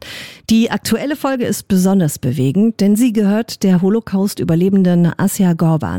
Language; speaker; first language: German; native; German